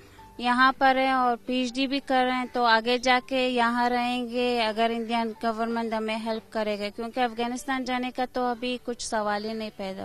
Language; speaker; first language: Hindi; non-native, fluent; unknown